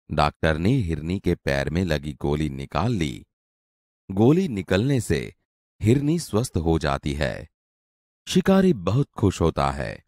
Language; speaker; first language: Hindi; non-native, local second language; Gujarati